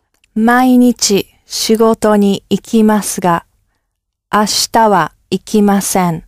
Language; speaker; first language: Japanese; non-native, learner; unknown